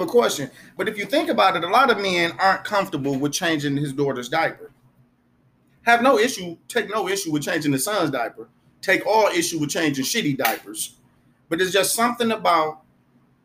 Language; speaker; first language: English; native; English